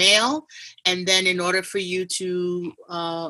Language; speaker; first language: English; native; English